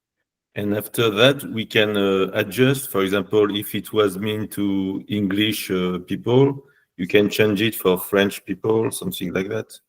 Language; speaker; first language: English; non-native, learner; French